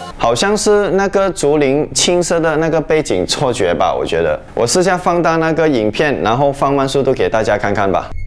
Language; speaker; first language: Chinese; non-native, local second language; Hakka Chinese